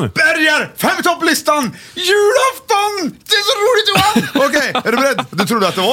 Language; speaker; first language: Swedish; native; Swedish